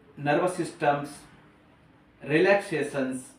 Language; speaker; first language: English; non-native, local second language; Kannada